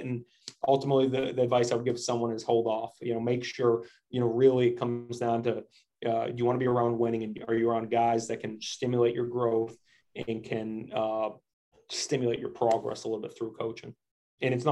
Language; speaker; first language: English; native; English